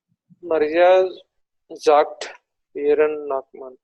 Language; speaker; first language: German; non-native, learner; Telugu